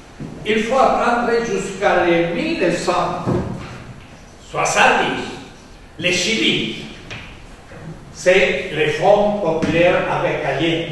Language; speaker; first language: French; non-native, fluent; Spanish